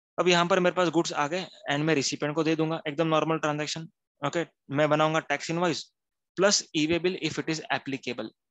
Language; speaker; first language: Hindi; non-native, local second language; Gujarati